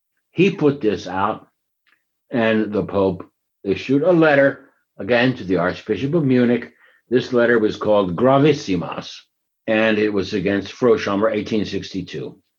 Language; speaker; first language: English; native; English